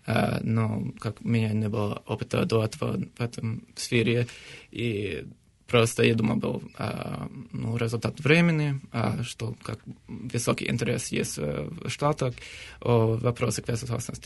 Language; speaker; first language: Russian; non-native, fluent; English